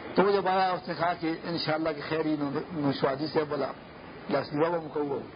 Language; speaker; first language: Urdu; non-native, local second language; Pashto